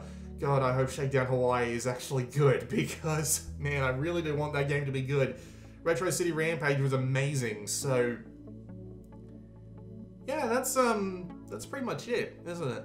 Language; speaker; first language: English; native; English